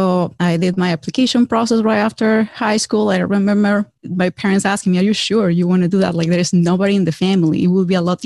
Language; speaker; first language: English; non-native, fluent; Spanish